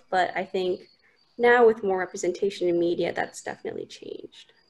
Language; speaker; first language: English; native; English